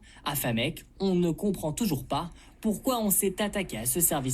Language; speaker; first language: French; native; French